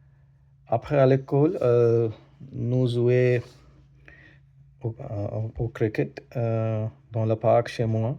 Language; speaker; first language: French; non-native, learner; Hindi